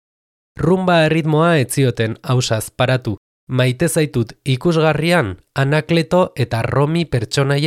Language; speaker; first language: Basque; native; Basque